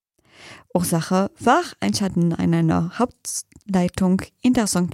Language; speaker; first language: German; native; German